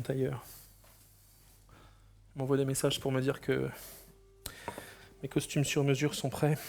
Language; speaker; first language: French; native; French